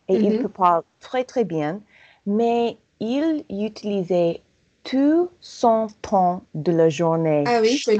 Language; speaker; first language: French; non-native, fluent; English